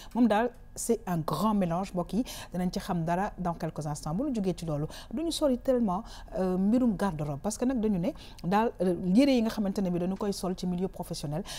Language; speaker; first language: Wolof; native; Wolof